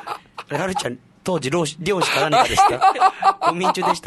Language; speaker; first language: Japanese; native; Japanese